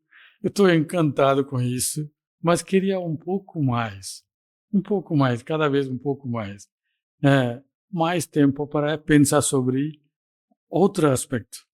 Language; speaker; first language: Portuguese; non-native, fluent; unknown